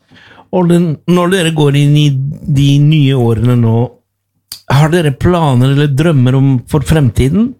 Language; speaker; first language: Norwegian; non-native, fluent; Spanish